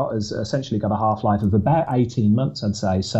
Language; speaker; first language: English; native; English